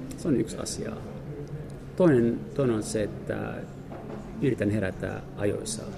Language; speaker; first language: Finnish; non-native, fluent; French